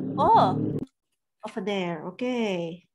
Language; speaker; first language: English; non-native, fluent; Indonesian